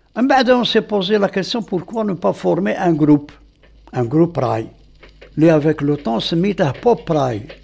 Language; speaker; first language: French; non-native, local second language; Arabic